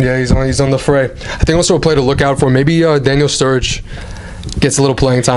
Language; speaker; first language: English; native; English